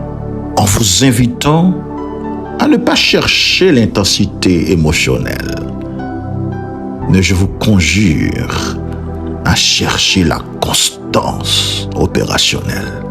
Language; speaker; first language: French; non-native, local second language; Haitian Creole